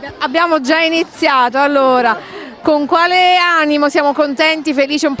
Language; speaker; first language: Italian; native; Italian